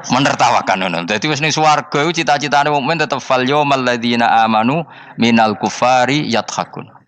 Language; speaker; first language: Malay; non-native, local second language; Javanese